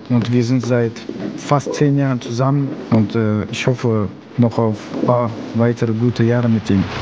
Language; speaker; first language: German; early bilingual, other home language; Russian